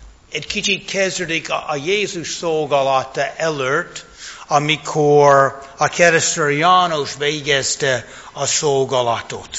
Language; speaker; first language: Hungarian; non-native, fluent; English